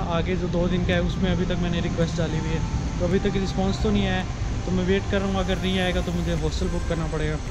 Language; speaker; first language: Hindi; native; Hindi